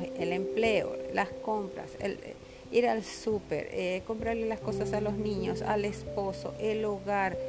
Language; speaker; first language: Spanish; native; Spanish